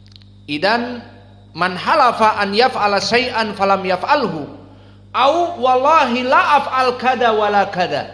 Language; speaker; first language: Arabic; non-native, fluent; Indonesian